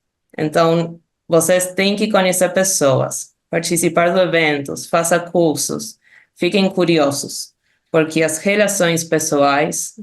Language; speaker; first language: Portuguese; non-native, fluent; Spanish